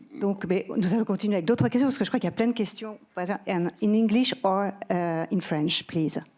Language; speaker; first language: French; native; French